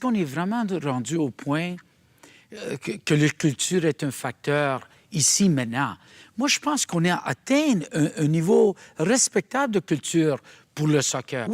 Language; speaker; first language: French; native; French